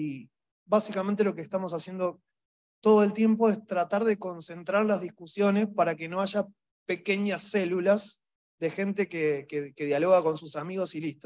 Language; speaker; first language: Spanish; native; Spanish